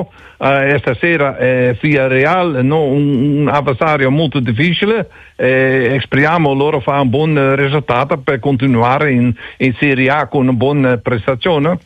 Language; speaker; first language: Italian; non-native, learner; Dutch